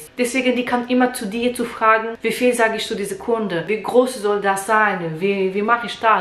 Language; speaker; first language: German; non-native, learner; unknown